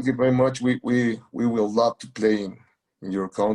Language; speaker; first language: English; non-native, learner; Spanish